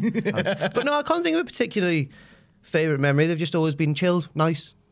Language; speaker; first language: English; native; English